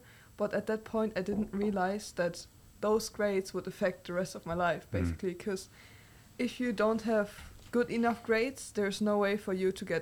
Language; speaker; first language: English; non-native, fluent; German